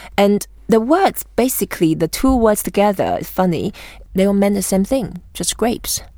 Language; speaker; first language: English; non-native, fluent; Chinese